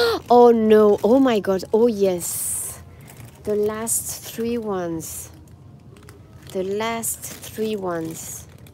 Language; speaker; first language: English; non-native, fluent; French